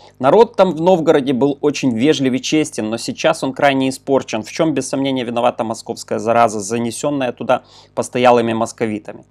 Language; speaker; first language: Russian; non-native, local second language; Ukrainian